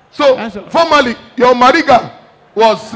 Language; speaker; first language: English; non-native, local second language; Igbo